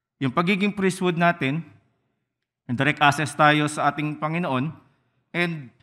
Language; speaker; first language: Filipino; native; Filipino